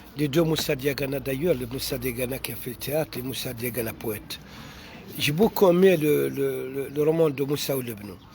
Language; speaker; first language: French; non-native, local second language; Arabic